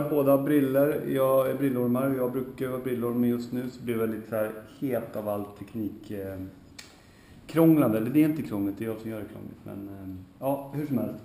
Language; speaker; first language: Swedish; native; Swedish